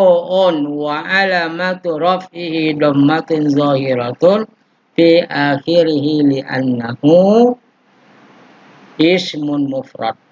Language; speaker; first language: Arabic; non-native, fluent; Indonesian